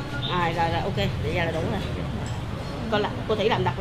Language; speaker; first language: Vietnamese; native; Vietnamese